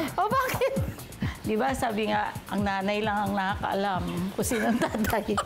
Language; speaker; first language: Filipino; native; Filipino